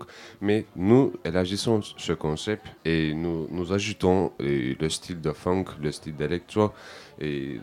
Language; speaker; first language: French; non-native, learner; Turkish